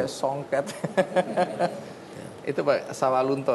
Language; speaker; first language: Indonesian; native; Indonesian